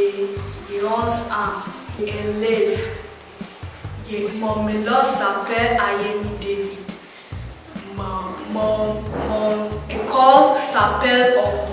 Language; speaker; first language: French; non-native, learner; Yoruba